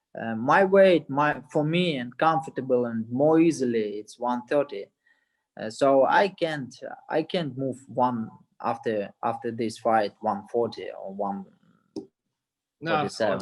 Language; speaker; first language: English; non-native, learner; Russian